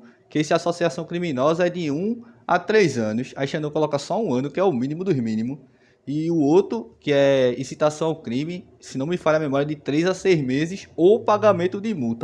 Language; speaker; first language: Portuguese; native; Portuguese